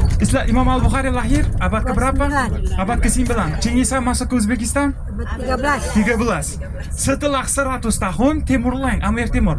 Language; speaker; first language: Indonesian; non-native, fluent; Uzbek